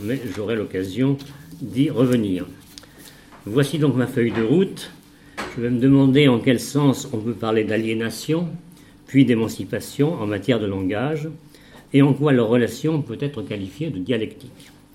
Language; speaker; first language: French; native; French